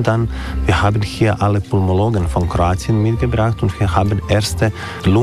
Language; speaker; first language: German; non-native, learner; Croatian